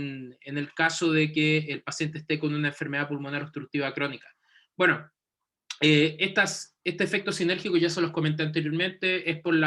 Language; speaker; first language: Spanish; native; Spanish